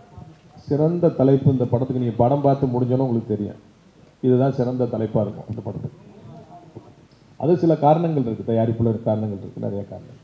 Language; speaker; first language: Tamil; native; Tamil